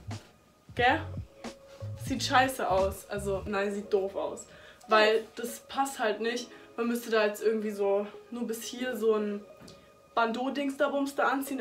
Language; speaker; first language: German; native; German